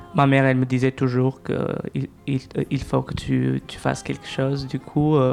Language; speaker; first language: French; non-native, fluent; Albanian